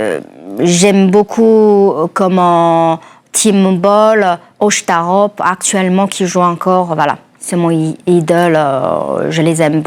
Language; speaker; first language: French; non-native, fluent; Chinese